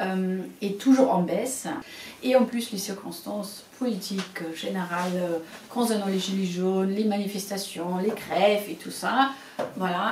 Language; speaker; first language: French; non-native, fluent; German